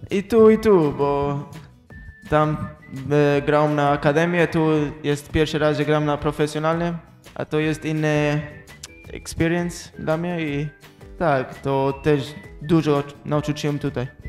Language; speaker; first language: Polish; non-native, learner; English